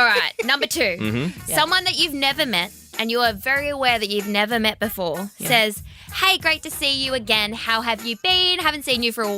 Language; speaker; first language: English; native; English